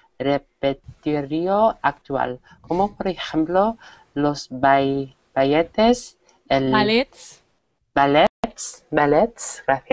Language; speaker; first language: Spanish; non-native, learner; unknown